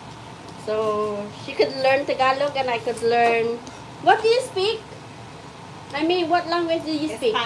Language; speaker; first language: English; non-native, local second language; Filipino